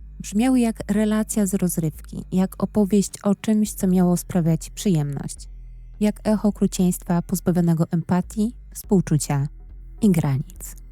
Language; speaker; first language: Polish; native; Polish